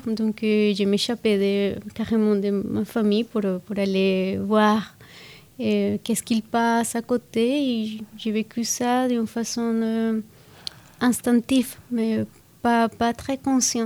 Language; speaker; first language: French; non-native, fluent; Spanish